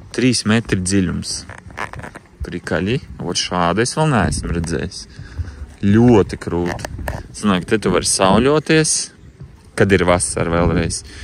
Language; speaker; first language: Latvian; non-native, local second language; Russian